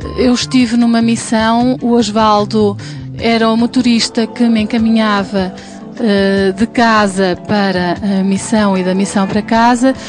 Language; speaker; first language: Portuguese; native; Portuguese